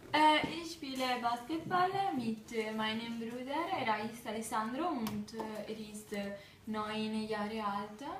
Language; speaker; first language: German; non-native, learner; Italian